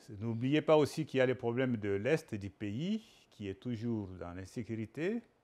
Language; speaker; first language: French; non-native, local second language; Lingala